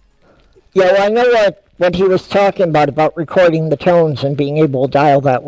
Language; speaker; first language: English; native; English